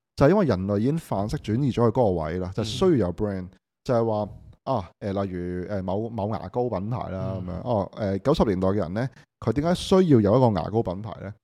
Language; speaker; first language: Cantonese; native; Cantonese